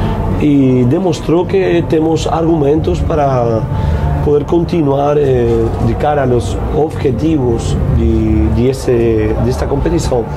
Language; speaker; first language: Portuguese; non-native, fluent; Spanish